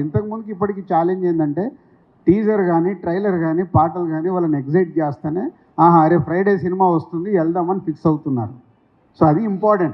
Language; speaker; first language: Telugu; native; Telugu